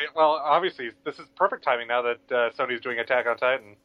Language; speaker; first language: English; native; English